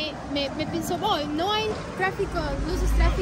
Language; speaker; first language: Spanish; non-native, learner; English